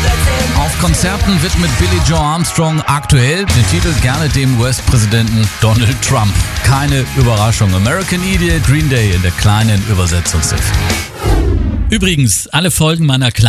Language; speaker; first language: German; native; German